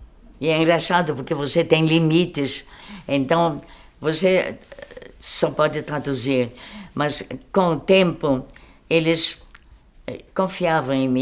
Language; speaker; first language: Portuguese; early bilingual, other home language; German